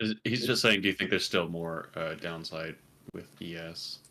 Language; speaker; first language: English; native; English